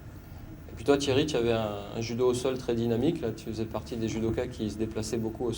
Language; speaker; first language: French; native; French